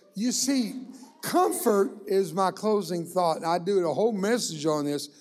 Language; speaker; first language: English; early bilingual, other home language; Spanish